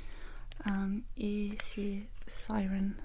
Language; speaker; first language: French; non-native, learner; English